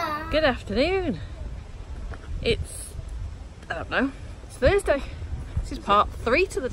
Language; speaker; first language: English; native; English